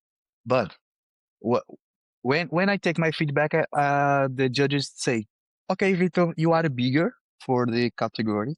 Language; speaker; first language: English; non-native, learner; Portuguese